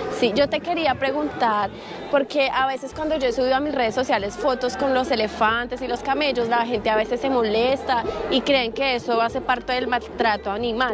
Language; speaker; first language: Spanish; native; Spanish